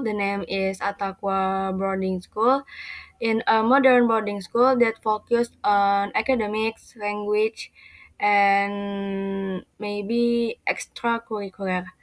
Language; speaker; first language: English; non-native, learner; Indonesian